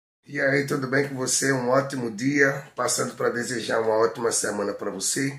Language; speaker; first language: Portuguese; native; Portuguese